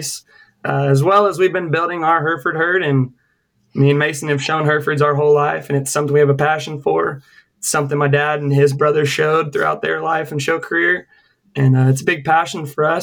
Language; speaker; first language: English; native; English